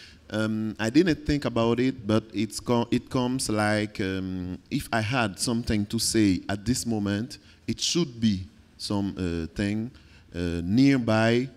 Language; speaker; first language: English; non-native, learner; Haitian Creole